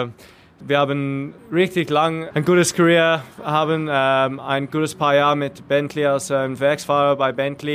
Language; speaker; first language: German; non-native, learner; English